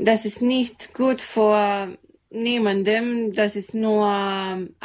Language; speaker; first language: German; non-native, learner; Serbian